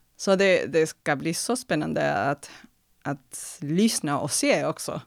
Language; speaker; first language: Swedish; non-native, fluent; Spanish